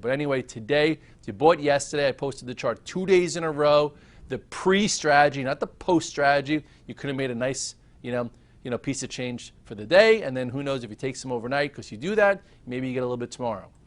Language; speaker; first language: English; native; English